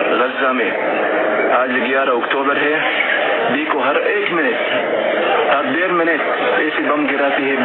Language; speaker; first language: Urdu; non-native, fluent; Arabic